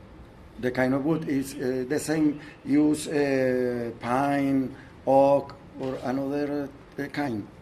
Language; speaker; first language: English; non-native, learner; Spanish